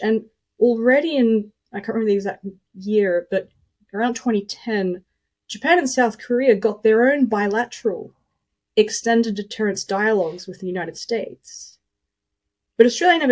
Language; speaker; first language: English; native; English